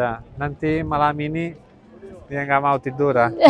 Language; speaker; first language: Indonesian; non-native, learner; Spanish